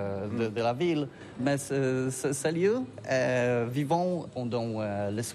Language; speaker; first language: French; non-native, learner; Polish